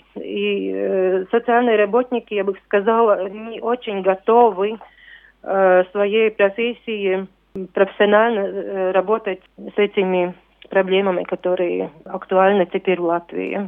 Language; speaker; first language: Russian; non-native, local second language; Latvian